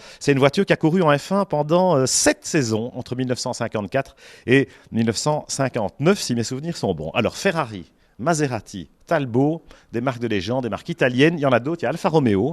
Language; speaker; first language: French; native; French